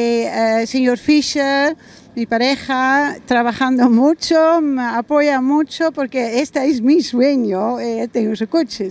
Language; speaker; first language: Spanish; non-native, learner; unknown